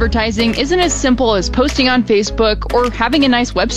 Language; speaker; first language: English; native; English